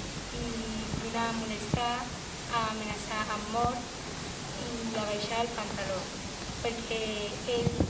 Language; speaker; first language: Catalan; non-native, local second language; Spanish